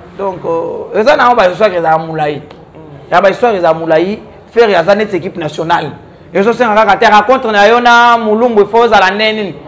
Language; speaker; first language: Lingala; non-native, local second language; Luba-Lulua